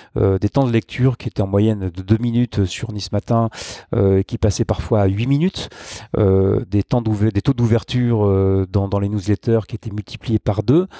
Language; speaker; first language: French; native; French